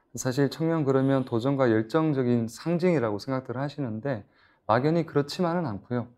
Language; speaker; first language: Korean; native; Korean